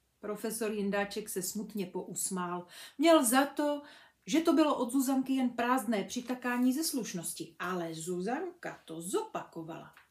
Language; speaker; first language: Czech; native; Czech